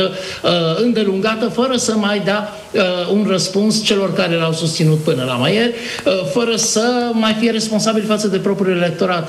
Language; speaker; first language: Romanian; native; Romanian